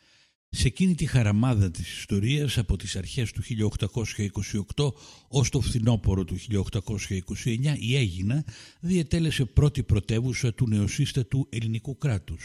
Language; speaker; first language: Greek; native; Greek